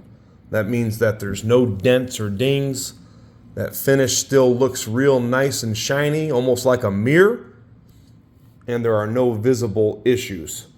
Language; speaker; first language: English; native; English